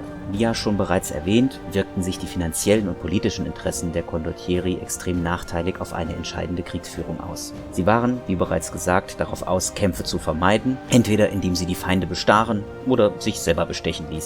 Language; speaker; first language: German; native; German